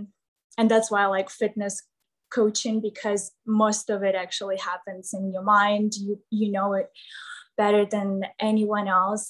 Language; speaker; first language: English; non-native, fluent; Ukrainian